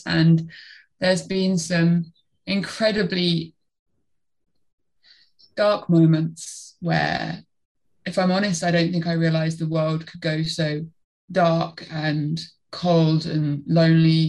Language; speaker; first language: English; native; English